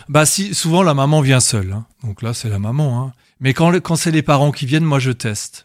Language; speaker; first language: French; native; French